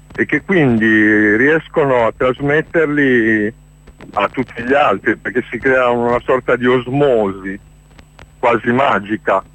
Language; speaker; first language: Italian; native; Italian